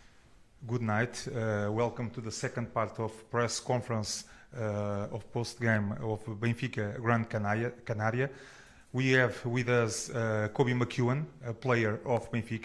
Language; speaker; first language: English; non-native, learner; Portuguese